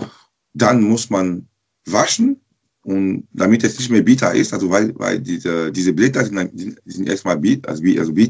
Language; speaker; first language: German; non-native, learner; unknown